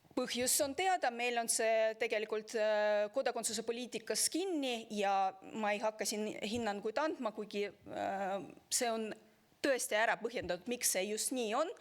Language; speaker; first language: Estonian; non-native, local second language; Russian